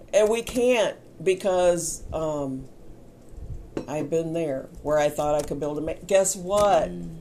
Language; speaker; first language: English; native; English